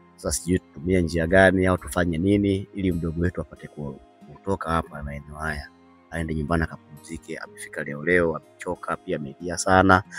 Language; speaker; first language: Swahili; native; Swahili